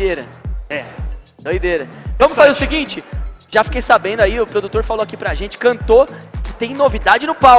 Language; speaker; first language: Portuguese; native; Portuguese